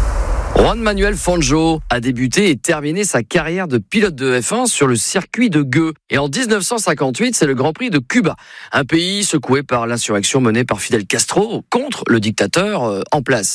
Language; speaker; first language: French; native; French